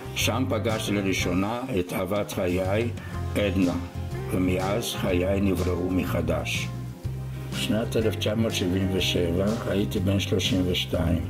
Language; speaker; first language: Hebrew; non-native, fluent; Romanian